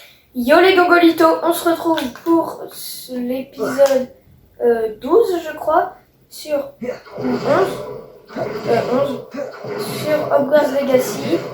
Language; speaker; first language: French; native; French